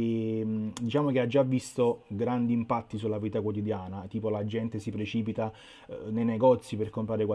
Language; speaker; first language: Italian; native; Italian